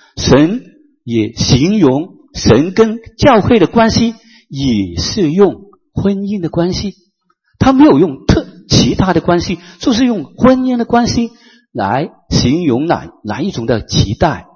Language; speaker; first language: Chinese; non-native, local second language; Cantonese